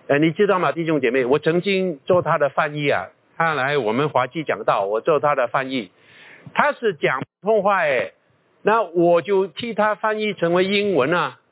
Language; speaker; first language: Chinese; non-native, local second language; Cantonese